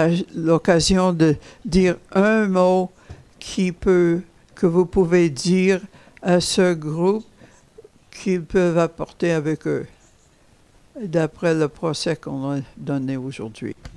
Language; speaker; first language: French; non-native, fluent; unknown